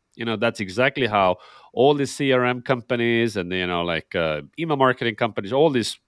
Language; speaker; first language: English; non-native, fluent; Estonian